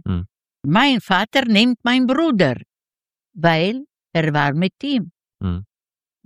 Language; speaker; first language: German; non-native, fluent; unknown